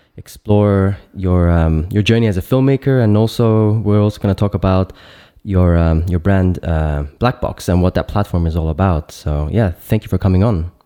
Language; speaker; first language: English; non-native, fluent; Greek